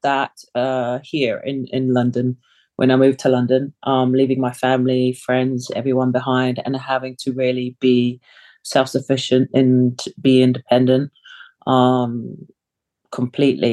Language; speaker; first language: English; early bilingual, other home language; Samoan